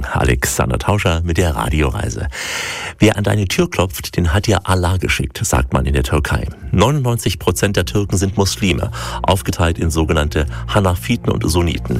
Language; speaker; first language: German; native; German